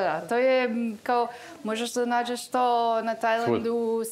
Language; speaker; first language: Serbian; non-native, learner; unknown